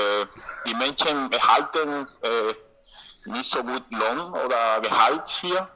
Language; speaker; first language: German; non-native, learner; Spanish